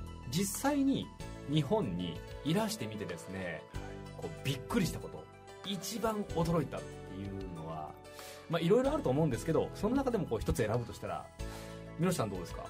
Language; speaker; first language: Japanese; native; Japanese